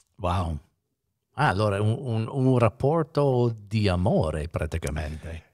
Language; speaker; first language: Italian; non-native, fluent; English